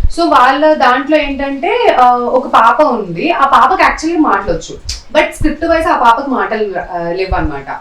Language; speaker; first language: Telugu; non-native, local second language; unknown